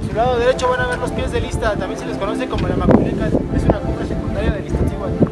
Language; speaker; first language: Spanish; native; Spanish